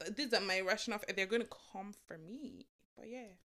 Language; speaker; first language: English; non-native, local second language; Yoruba